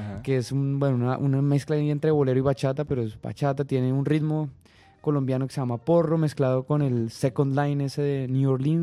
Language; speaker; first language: Spanish; native; Spanish